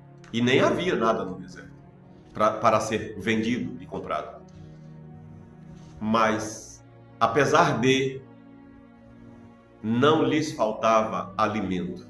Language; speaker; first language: Portuguese; native; Portuguese